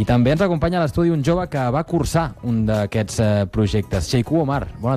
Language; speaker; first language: Catalan; native; Catalan